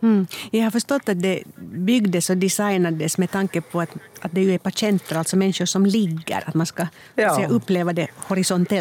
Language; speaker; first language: Swedish; native; Swedish